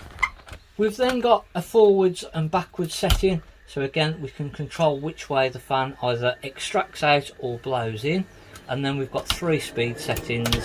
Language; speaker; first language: English; native; English